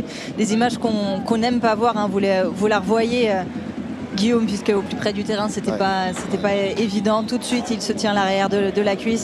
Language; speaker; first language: French; native; French